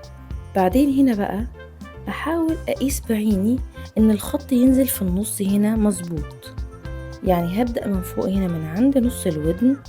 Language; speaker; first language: Arabic; native; Arabic